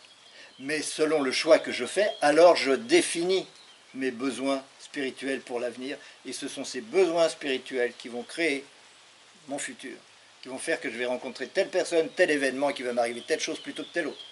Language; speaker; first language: French; native; French